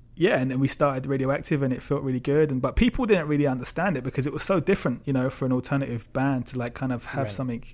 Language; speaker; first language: English; native; English